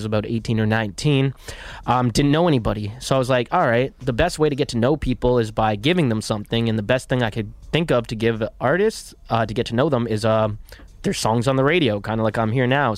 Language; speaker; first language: English; native; English